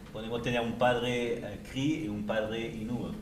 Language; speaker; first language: Spanish; native; Spanish